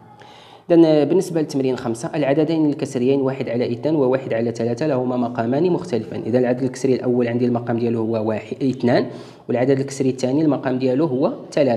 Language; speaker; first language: Arabic; native; Arabic